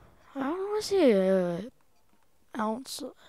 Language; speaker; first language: English; native; English